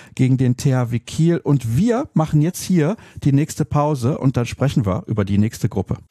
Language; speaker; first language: German; native; German